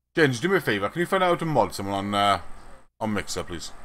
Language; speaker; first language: English; native; English